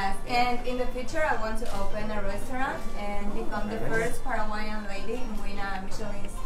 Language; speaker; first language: English; non-native, fluent; Spanish